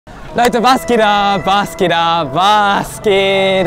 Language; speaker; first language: German; native; German